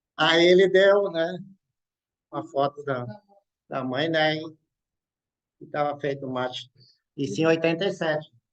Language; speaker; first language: Portuguese; native; Portuguese